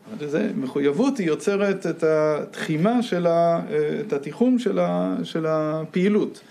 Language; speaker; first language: Hebrew; non-native, fluent; English